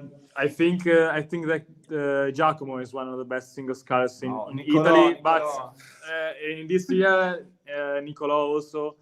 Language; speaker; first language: English; non-native, learner; Italian